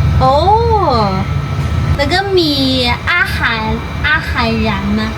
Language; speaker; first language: Thai; non-native, learner; Chinese